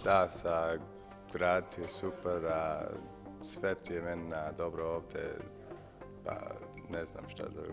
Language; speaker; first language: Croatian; early bilingual, heritage; English